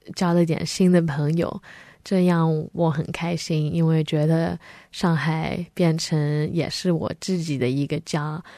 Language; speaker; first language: Chinese; early bilingual, heritage; Chinese